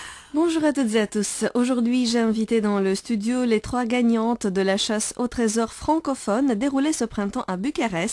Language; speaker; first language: French; non-native, fluent; Romanian